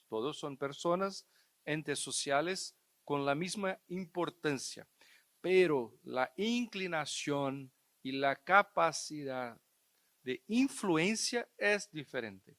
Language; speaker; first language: Spanish; non-native, fluent; Portuguese